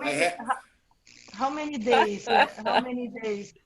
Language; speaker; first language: English; non-native, learner; Portuguese